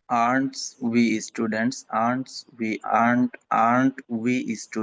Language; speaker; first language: English; non-native, learner; Bangla